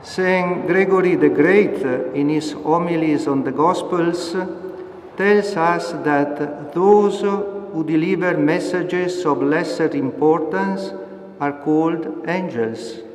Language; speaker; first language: English; non-native, fluent; Italian